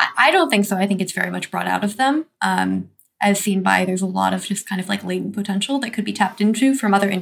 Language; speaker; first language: English; native; English